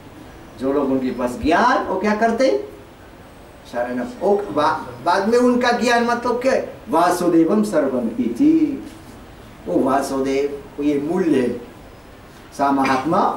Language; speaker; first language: Hindi; non-native, learner; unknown